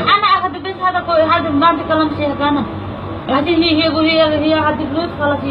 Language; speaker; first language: Arabic; non-native, learner; Nepali